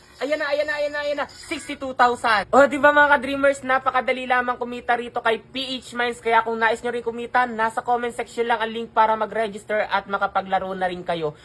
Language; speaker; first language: Filipino; native; Filipino